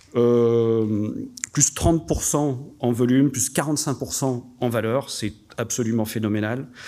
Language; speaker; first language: French; native; French